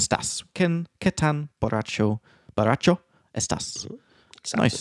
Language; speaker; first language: Spanish; non-native, learner; English